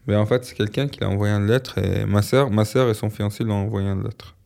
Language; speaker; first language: French; non-native, fluent; Arabic